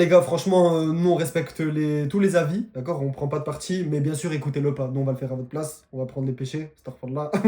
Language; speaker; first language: French; native; French